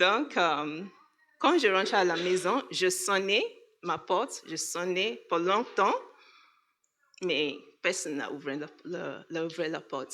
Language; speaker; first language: French; non-native, learner; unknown